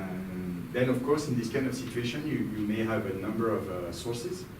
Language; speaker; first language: English; non-native, fluent; French